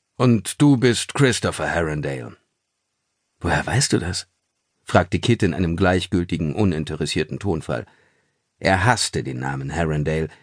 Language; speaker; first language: German; native; German